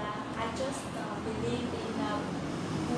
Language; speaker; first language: English; non-native, learner; Vietnamese